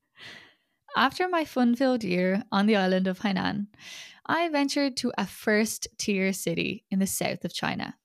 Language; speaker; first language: English; native; English